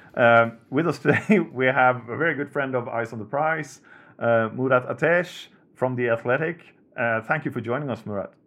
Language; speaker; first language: English; non-native, fluent; Swedish